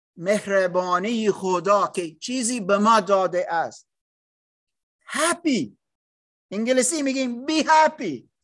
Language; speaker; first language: Persian; non-native, learner; English